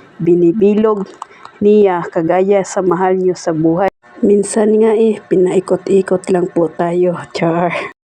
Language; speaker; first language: Filipino; non-native, local second language; Cebuano